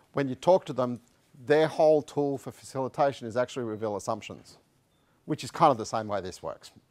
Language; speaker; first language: English; native; English